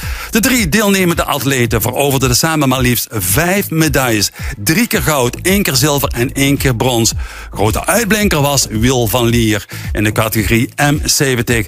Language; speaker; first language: Dutch; native; Dutch